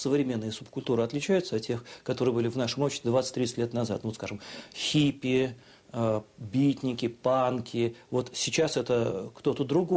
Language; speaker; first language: Russian; native; Russian